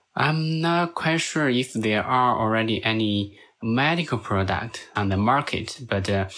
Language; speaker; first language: English; non-native, fluent; Chinese